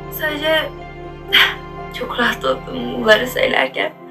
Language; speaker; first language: Turkish; non-native, learner; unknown